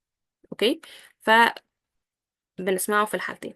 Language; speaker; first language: Arabic; native; Arabic